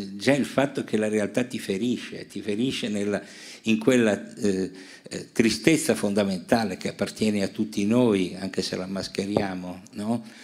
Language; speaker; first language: Italian; native; Italian